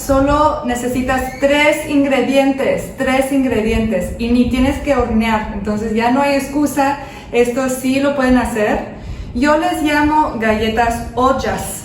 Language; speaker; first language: Spanish; non-native, fluent; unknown